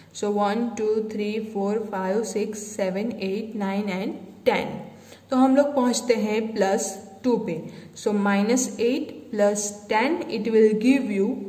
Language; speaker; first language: Hindi; non-native, local second language; Gujarati